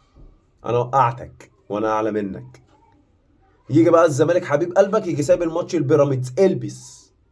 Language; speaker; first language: Arabic; native; Arabic